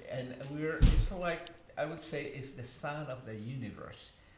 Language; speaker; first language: English; non-native, fluent; Spanish